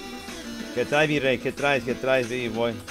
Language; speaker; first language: Spanish; native; Spanish